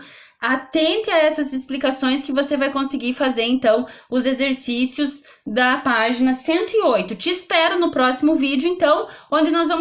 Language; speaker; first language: Portuguese; native; Portuguese